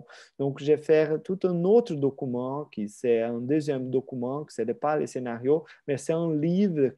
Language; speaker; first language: French; non-native, fluent; Portuguese